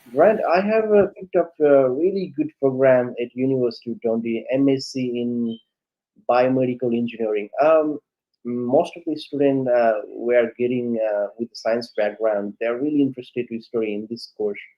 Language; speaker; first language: English; non-native, local second language; Nepali